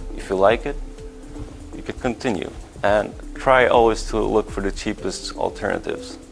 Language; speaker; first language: English; non-native, fluent; Swedish